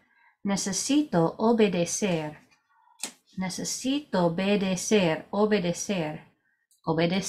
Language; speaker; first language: Spanish; non-native, learner; English